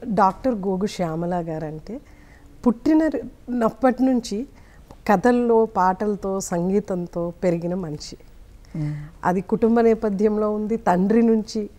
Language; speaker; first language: Telugu; native; Telugu